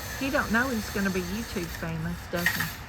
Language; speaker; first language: English; native; English